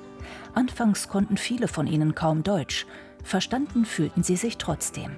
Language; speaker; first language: German; native; German